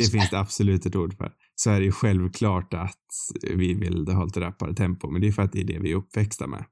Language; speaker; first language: Swedish; native; Swedish